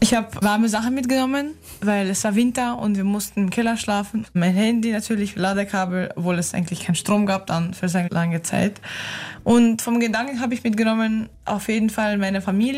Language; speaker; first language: German; non-native, fluent; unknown